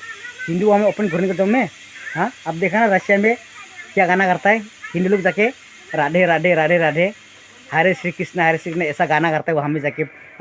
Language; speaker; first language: Hindi; non-native, local second language; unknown